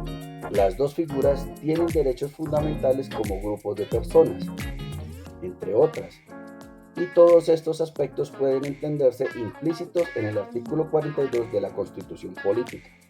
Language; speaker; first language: Spanish; native; Spanish